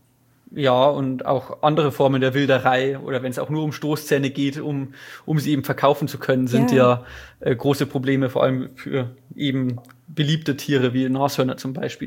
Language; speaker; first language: German; native; German